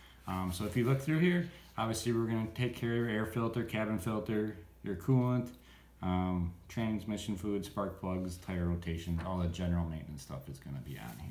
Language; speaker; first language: English; native; English